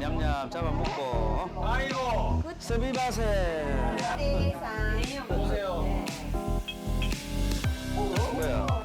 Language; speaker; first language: Korean; native; Korean